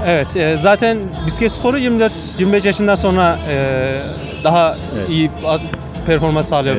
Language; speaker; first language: Turkish; native; Turkish